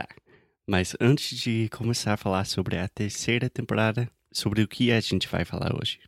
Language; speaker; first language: Portuguese; non-native, fluent; English